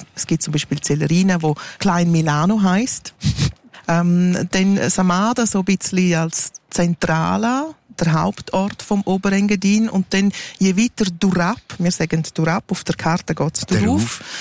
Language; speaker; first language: German; non-native, local second language; Romansh